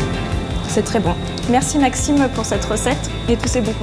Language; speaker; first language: French; native; French